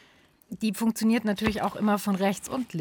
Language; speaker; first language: German; native; German